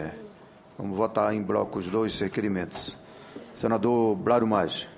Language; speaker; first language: Portuguese; native; Portuguese